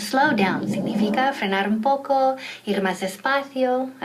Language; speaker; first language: Spanish; non-native, fluent; English